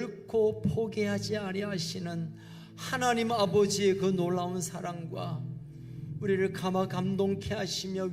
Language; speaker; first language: Korean; native; Korean